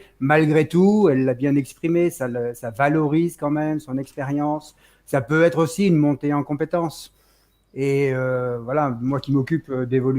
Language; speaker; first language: French; native; French